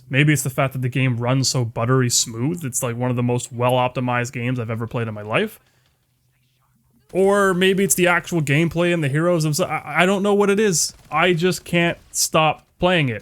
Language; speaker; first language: English; native; English